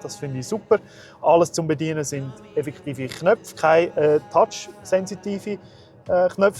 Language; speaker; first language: German; native; German